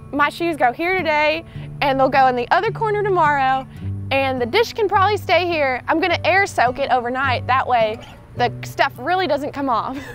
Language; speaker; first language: English; native; English